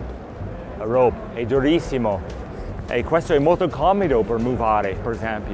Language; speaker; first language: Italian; non-native, learner; English